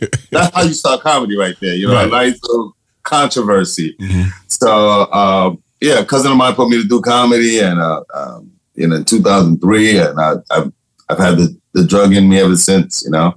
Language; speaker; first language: English; non-native, fluent; Spanish